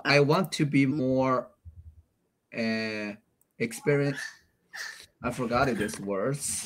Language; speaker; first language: English; non-native, learner; Chinese